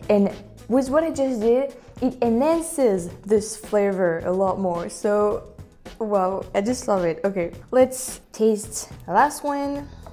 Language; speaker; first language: English; non-native, fluent; French